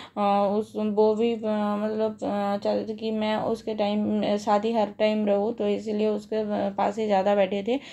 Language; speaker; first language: Hindi; non-native, local second language; Bangla